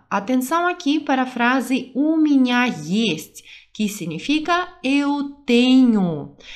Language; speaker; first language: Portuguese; native; Portuguese